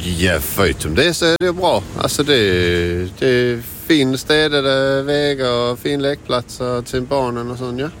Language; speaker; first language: Swedish; non-native, fluent; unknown